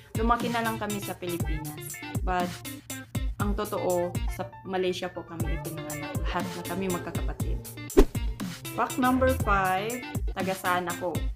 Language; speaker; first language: Filipino; non-native, local second language; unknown